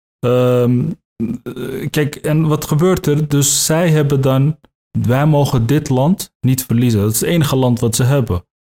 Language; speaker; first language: Dutch; early bilingual, other home language; Turkish